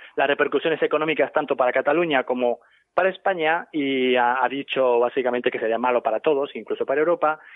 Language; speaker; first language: Spanish; native; Spanish